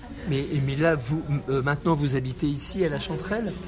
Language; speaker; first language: French; native; French